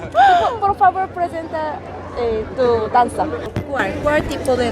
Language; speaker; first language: Spanish; non-native, learner; Korean